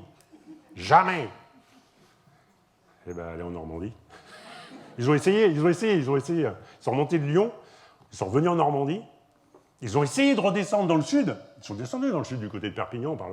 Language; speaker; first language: French; native; French